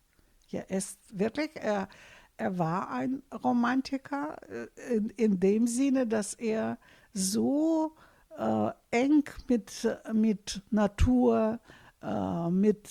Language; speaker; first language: German; non-native, fluent; Russian